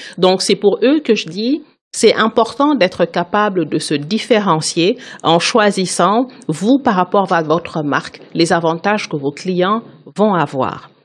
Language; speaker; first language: French; non-native, local second language; Wolof